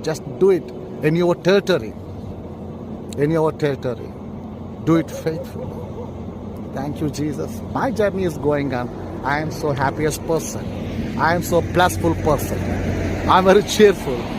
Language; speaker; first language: English; non-native, local second language; Telugu